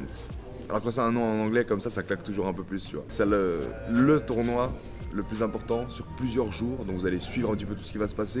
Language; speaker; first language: French; native; French